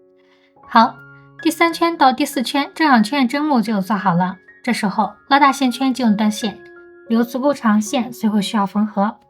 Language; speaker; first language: Chinese; native; Chinese